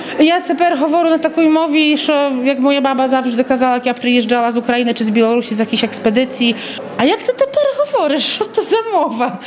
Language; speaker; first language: Ukrainian; native; Ukrainian